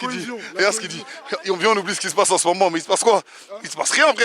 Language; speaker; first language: French; native; French